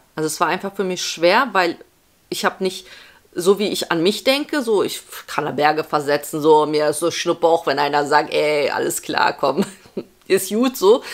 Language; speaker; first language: German; early bilingual, other home language; Polish